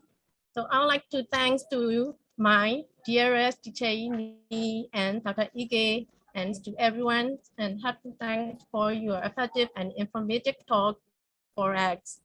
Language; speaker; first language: English; non-native, fluent; Burmese